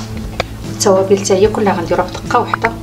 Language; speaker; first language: Arabic; native; Arabic